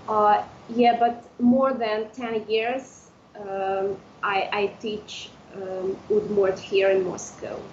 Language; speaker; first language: English; non-native, fluent; Udmurt